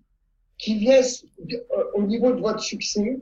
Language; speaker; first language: French; non-native, fluent; Italian